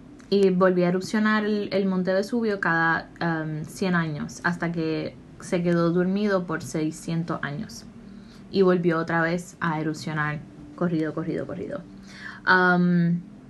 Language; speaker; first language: Spanish; native; Spanish